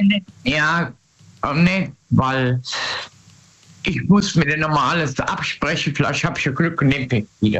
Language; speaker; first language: German; native; German